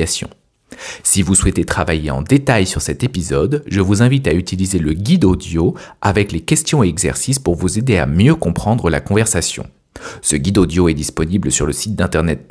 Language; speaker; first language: French; native; French